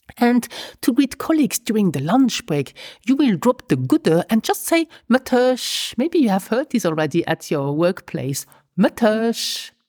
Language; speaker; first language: English; non-native, fluent; Luxembourgish